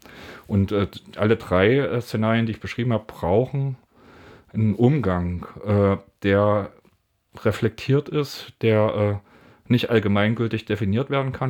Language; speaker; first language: German; native; German